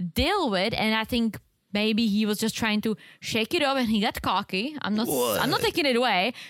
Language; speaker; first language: English; non-native, fluent; Czech